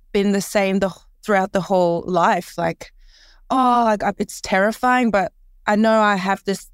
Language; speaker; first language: English; early bilingual, other home language; Korean